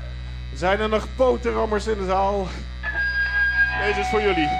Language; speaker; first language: Dutch; native; Dutch